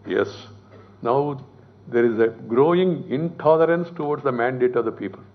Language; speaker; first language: English; non-native, local second language; Telugu